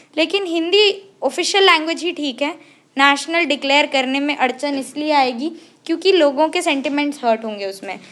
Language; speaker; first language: Hindi; non-native, local second language; Odia